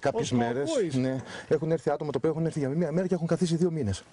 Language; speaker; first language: Greek; native; Greek